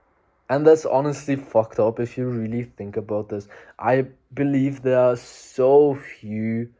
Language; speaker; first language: English; non-native, fluent; German